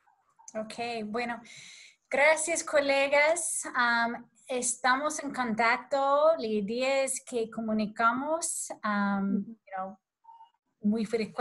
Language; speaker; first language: Spanish; non-native, fluent; English